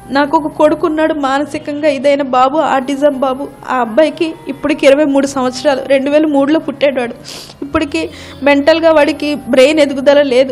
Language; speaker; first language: Telugu; native; Telugu